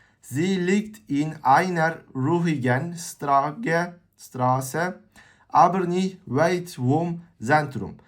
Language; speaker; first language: German; non-native, learner; Turkish